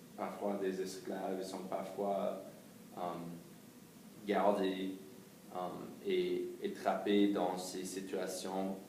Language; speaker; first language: French; non-native, fluent; English